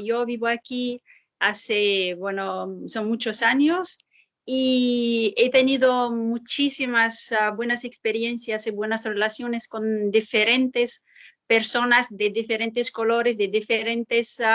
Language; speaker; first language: Spanish; non-native, fluent; Arabic